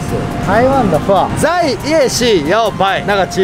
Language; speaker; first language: Chinese; non-native, fluent; Japanese